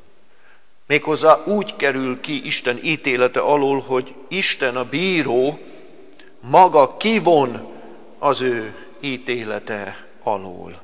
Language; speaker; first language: Hungarian; native; Hungarian